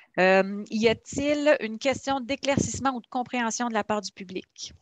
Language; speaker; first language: French; native; French